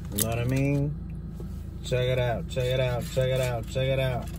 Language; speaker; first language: English; native; English